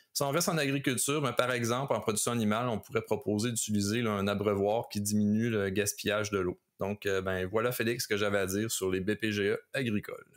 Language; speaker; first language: French; native; French